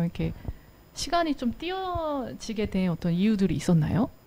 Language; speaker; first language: Korean; native; Korean